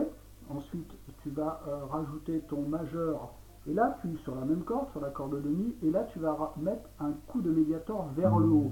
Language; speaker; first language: French; native; French